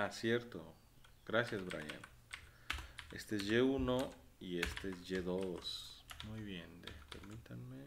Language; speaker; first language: Spanish; native; Spanish